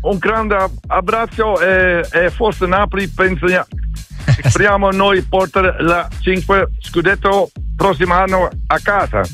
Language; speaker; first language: Italian; non-native, learner; Dutch